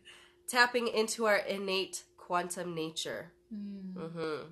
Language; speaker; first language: English; native; English